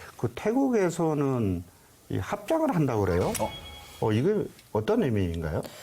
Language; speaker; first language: Korean; native; Korean